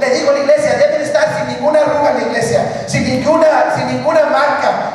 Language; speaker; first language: Spanish; early bilingual, heritage; Spanish